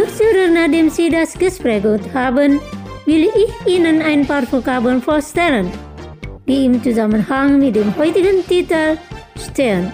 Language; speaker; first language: German; non-native, fluent; Indonesian